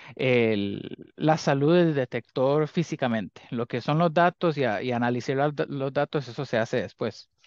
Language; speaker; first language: Spanish; early bilingual, heritage; Spanish